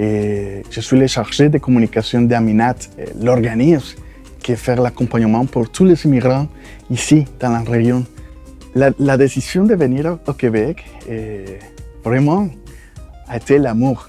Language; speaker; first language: French; non-native, fluent; Spanish